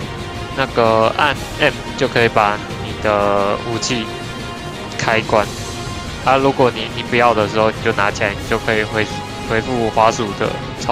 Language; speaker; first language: Chinese; native; Chinese